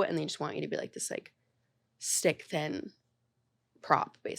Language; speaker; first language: English; native; English